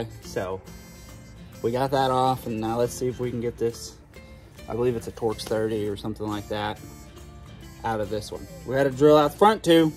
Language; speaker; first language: English; native; English